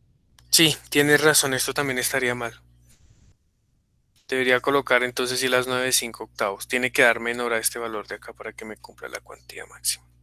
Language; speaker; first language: Spanish; native; Spanish